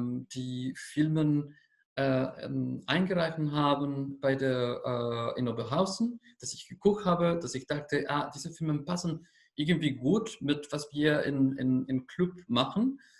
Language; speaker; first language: German; non-native, learner; Spanish